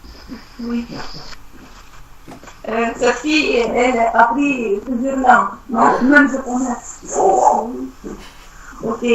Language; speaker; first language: French; non-native, learner; Russian